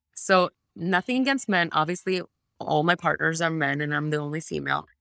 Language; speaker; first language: English; early bilingual, other home language; Russian